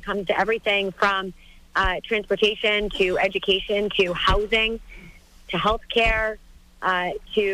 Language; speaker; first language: English; native; English